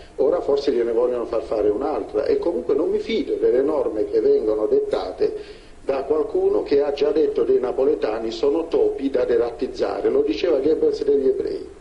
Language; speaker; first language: Italian; native; Italian